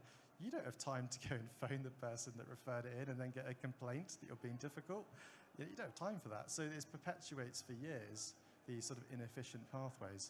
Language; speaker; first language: English; native; English